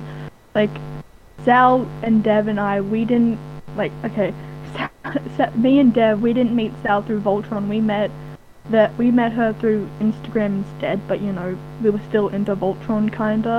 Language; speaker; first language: English; native; English